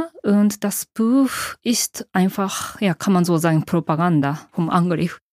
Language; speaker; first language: German; non-native, fluent; Japanese